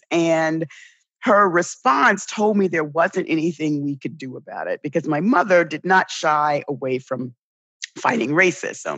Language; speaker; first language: English; native; English